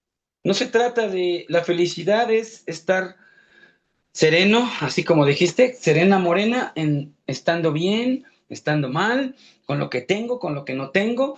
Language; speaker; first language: Spanish; native; Spanish